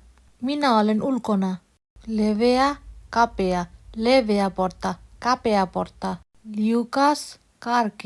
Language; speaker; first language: Finnish; non-native, learner; Bangla